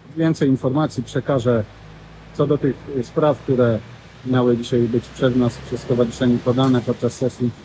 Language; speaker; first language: Polish; native; Polish